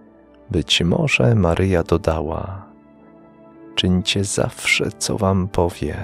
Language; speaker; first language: Polish; native; Polish